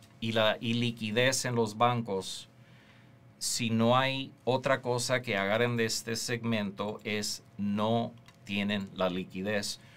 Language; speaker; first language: Spanish; early bilingual, heritage; Spanish